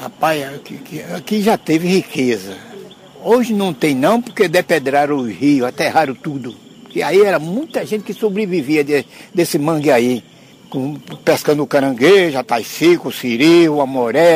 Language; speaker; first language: Portuguese; native; Portuguese